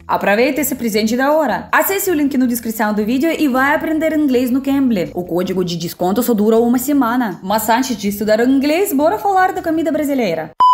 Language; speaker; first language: Portuguese; non-native, fluent; Russian